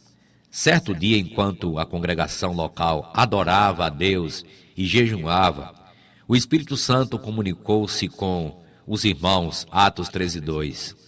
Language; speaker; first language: Portuguese; native; Portuguese